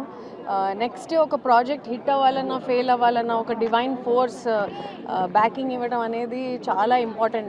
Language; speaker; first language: Telugu; non-native, local second language; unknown